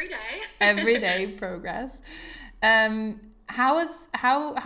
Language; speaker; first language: English; non-native, fluent; German